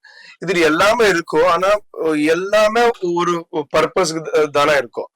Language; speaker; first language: Tamil; non-native, learner; Tulu